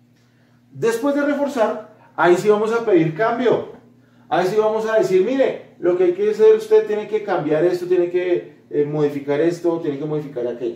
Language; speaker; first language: Spanish; native; Spanish